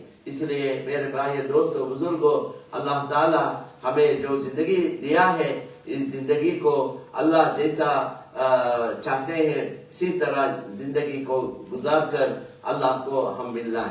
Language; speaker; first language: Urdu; non-native, fluent; Tamil